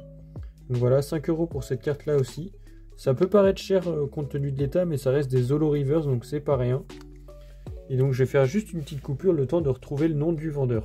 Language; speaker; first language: French; native; French